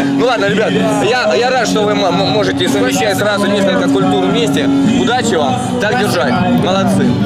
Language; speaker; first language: Russian; native; Russian